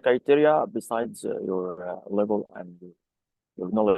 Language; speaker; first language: English; non-native, fluent; Arabic